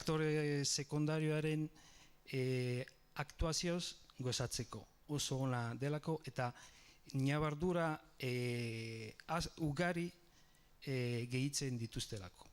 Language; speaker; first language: Basque; non-native, learner; Italian